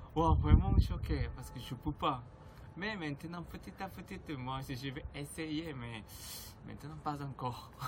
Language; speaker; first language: French; non-native, learner; Korean